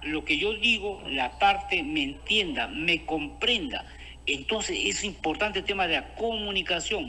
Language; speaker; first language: Spanish; native; Spanish